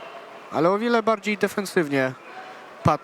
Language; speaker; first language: Polish; native; Polish